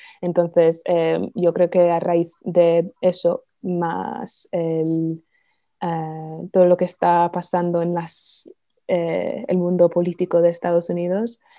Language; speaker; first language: Spanish; non-native, fluent; English